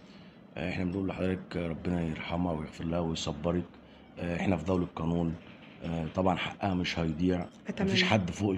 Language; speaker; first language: Arabic; native; Arabic